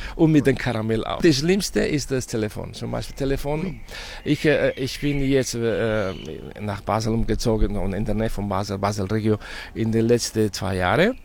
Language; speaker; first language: German; non-native, fluent; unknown